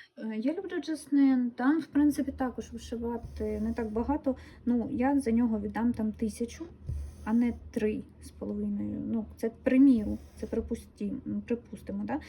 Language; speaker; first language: Ukrainian; non-native, local second language; Russian